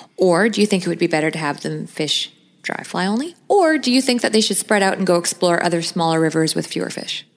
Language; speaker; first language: English; native; English